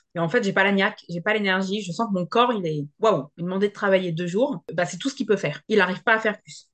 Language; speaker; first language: French; native; French